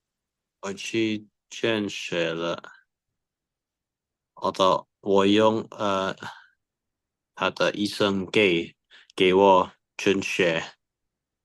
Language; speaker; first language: Chinese; non-native, learner; Indonesian